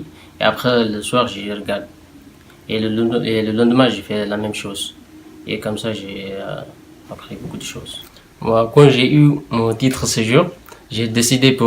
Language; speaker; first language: French; non-native, learner; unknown